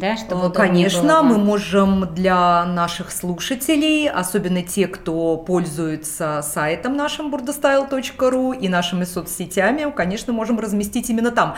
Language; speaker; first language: Russian; native; Russian